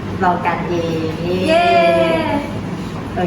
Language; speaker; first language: Thai; native; Thai